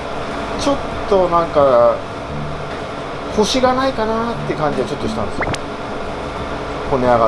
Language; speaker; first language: Japanese; native; Japanese